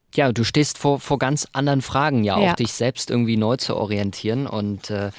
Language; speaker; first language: German; native; German